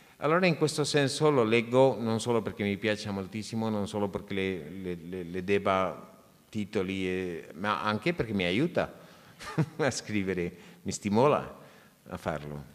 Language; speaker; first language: Italian; non-native, fluent; Spanish